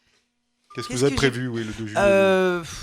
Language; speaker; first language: French; native; French